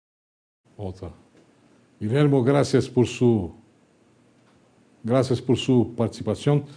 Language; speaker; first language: Spanish; non-native, learner; Portuguese